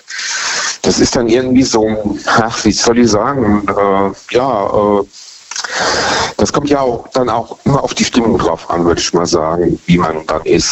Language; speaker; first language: German; native; German